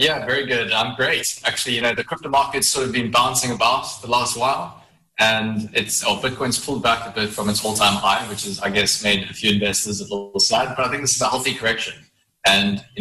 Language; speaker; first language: English; native; English